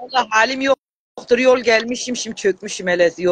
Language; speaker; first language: Turkish; native; Turkish